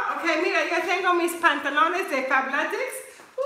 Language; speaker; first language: Spanish; non-native, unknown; English